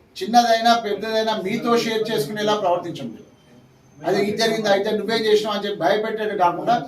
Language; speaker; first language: Telugu; native; Telugu